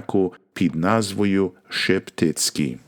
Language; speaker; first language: Ukrainian; early bilingual, heritage; Ukrainian